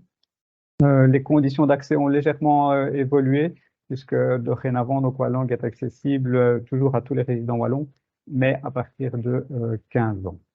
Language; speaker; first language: French; native; French